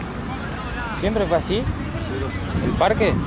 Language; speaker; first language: Spanish; native; Spanish